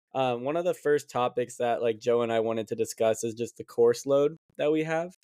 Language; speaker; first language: English; native; English